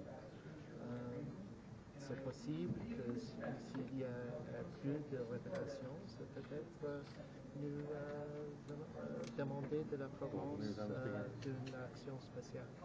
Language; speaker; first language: French; non-native, local second language; English